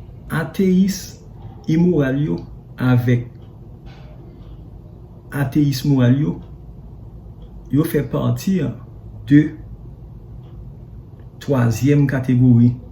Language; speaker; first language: French; non-native, learner; Haitian Creole